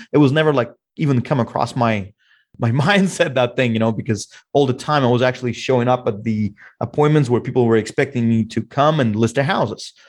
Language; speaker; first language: English; non-native, fluent; Russian